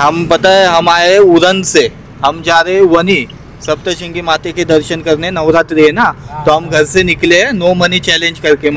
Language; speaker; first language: Hindi; non-native, local second language; Marathi